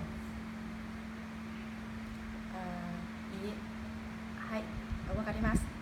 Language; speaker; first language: Japanese; non-native, learner; Vietnamese